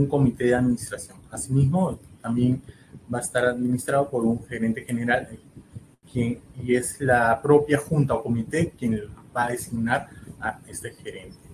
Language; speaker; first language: Spanish; native; Spanish